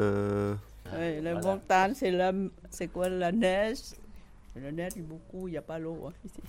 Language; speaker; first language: French; non-native, learner; Thai